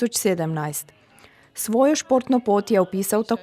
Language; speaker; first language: Slovenian; native; Slovenian